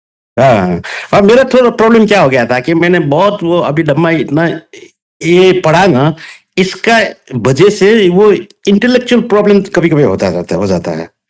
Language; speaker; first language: Hindi; non-native, local second language; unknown